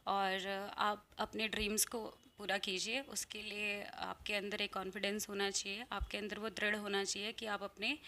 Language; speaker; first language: Hindi; native; Hindi